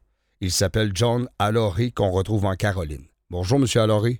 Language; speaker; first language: French; native; French